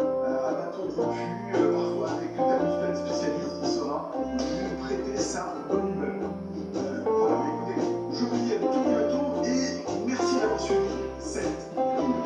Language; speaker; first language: French; native; French